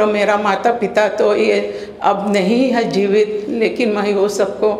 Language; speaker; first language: Hindi; early bilingual, heritage; Caribbean Hindustani